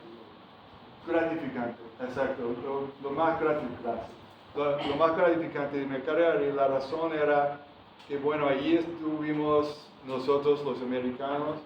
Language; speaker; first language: Spanish; non-native, fluent; English